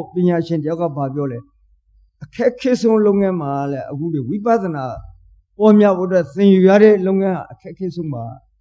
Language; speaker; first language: Burmese; native; Burmese